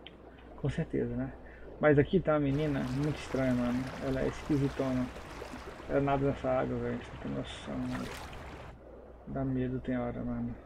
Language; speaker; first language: Portuguese; native; Portuguese